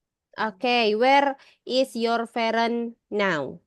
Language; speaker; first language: English; non-native, learner; Indonesian